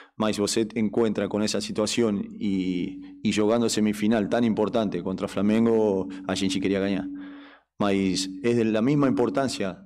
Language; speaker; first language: Spanish; native; Spanish